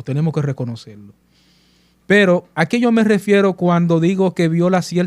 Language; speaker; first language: Spanish; native; Spanish